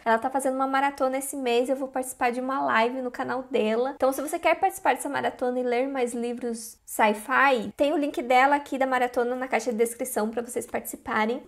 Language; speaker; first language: Portuguese; native; Portuguese